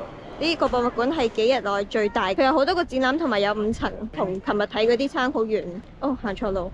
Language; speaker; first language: Cantonese; native; Cantonese